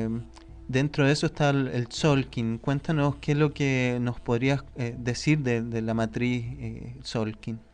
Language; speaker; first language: Spanish; native; Spanish